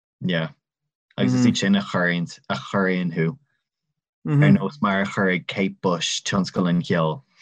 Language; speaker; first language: Irish; non-native, local second language; English